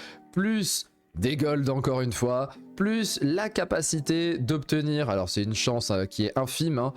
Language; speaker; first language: French; native; French